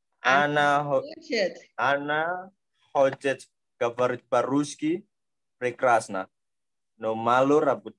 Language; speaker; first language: Russian; non-native, learner; Indonesian